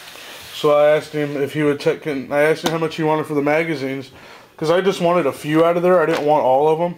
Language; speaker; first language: English; native; English